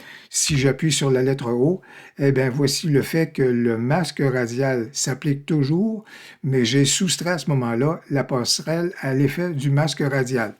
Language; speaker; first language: French; native; French